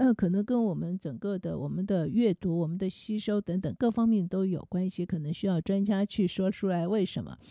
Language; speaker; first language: Chinese; native; Chinese